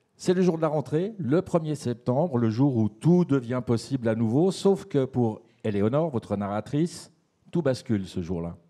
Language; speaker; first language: French; native; French